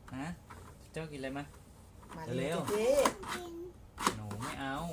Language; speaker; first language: Thai; native; Thai